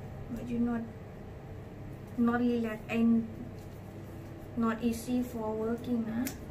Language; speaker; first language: English; non-native, learner; Thai